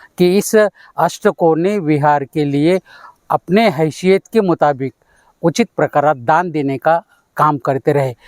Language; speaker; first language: Hindi; non-native, local second language; Marathi